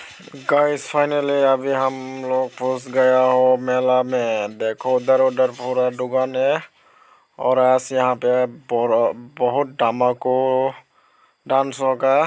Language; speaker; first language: Hindi; non-native, local second language; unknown